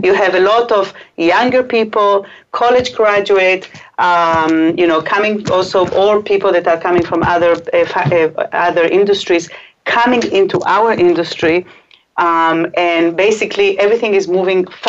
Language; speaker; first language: English; non-native, fluent; Hebrew